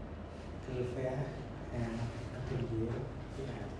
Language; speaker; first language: French; non-native, learner; Khmer